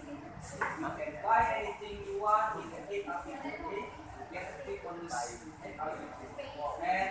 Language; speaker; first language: English; non-native, learner; Indonesian